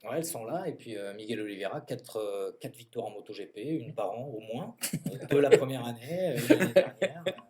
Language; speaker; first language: French; native; French